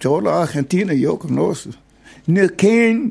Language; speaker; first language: Spanish; non-native, learner; English